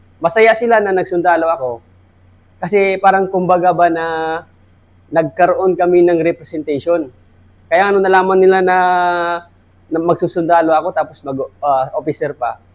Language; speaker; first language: Filipino; non-native, local second language; Maranao